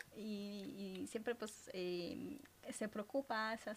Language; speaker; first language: Spanish; early bilingual, other home language; Romanian